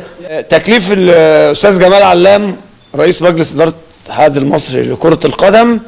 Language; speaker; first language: Arabic; native; Arabic